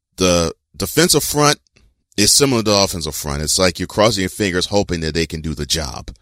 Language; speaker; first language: English; native; English